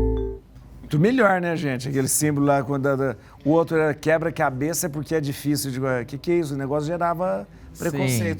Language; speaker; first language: Portuguese; native; Portuguese